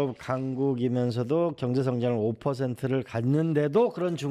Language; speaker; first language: Korean; native; Korean